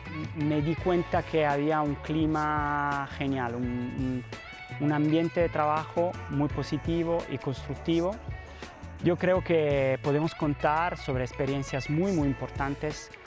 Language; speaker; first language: Spanish; non-native, fluent; Italian